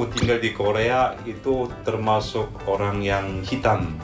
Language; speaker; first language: Indonesian; non-native, fluent; Korean